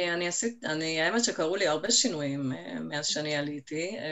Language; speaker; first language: Hebrew; non-native, fluent; Hungarian